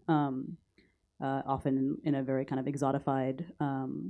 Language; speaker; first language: English; native; English